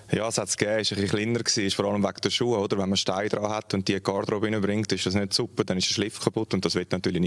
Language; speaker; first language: German; native; German